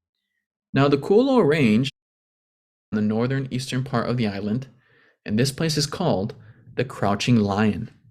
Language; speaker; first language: English; native; English